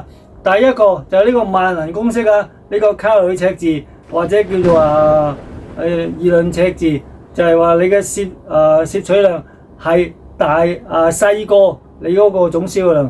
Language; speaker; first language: Cantonese; native; Cantonese